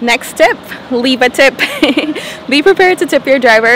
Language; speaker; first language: English; native; English